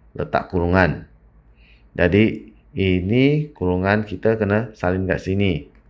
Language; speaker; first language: Malay; non-native, local second language; Chinese